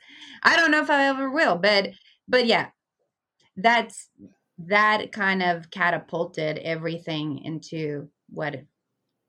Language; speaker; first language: English; early bilingual, other home language; Spanish